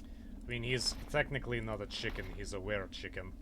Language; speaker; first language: English; native; English